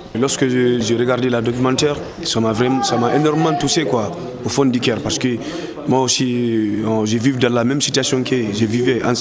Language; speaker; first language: French; non-native, local second language; Fula